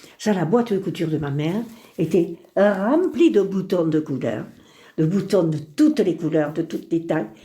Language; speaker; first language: French; early bilingual, other home language; Spanish